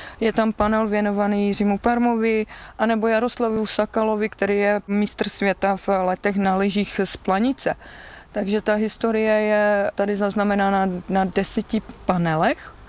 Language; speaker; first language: Czech; native; Czech